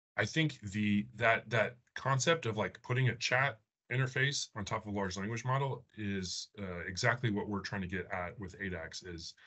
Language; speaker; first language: English; native; English